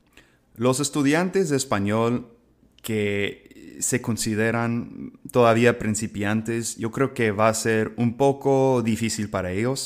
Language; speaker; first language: Spanish; non-native, fluent; English